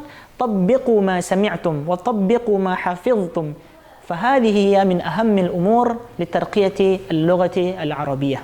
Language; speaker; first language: Arabic; non-native, fluent; Indonesian